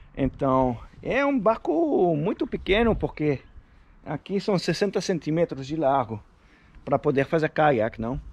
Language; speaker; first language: Portuguese; non-native, learner; French